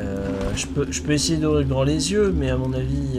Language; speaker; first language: French; native; French